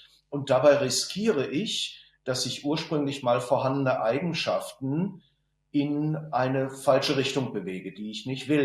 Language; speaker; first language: German; native; German